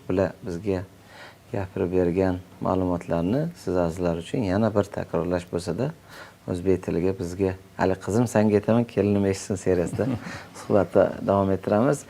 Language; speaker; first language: Uzbek; native; Uzbek